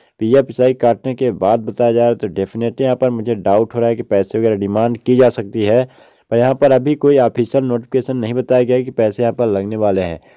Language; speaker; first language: Hindi; native; Hindi